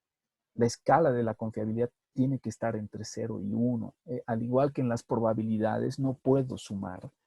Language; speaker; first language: Spanish; native; Spanish